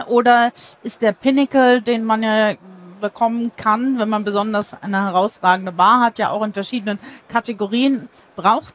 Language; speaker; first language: German; native; German